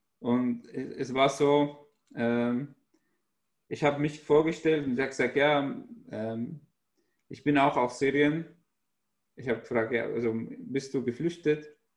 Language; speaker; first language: German; non-native, fluent; Arabic